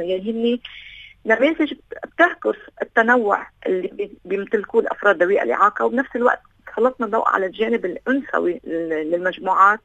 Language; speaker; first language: Arabic; native; Arabic